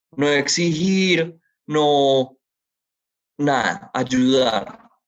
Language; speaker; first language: Spanish; native; Spanish